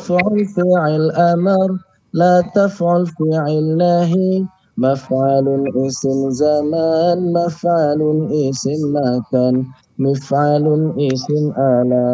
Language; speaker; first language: Arabic; non-native, learner; Indonesian